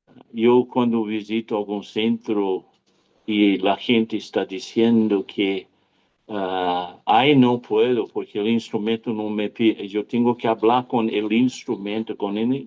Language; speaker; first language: Spanish; non-native, fluent; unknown